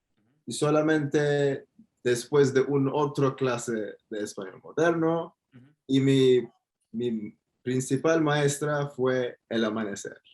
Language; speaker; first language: Spanish; non-native, fluent; Turkish